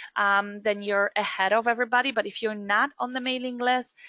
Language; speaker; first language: English; non-native, fluent; Polish